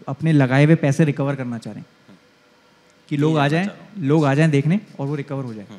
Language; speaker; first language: Hindi; native; Hindi